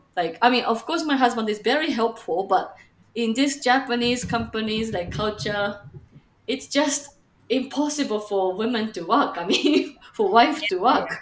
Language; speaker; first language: English; non-native, fluent; Japanese